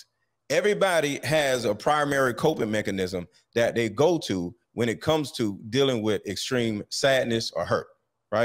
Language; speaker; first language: English; native; English